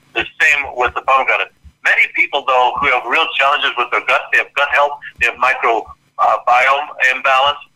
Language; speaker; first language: English; native; English